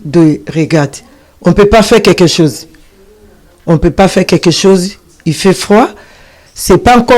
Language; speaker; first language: French; non-native, learner; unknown